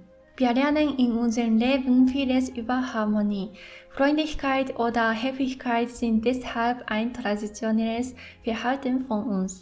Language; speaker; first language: German; non-native, fluent; Japanese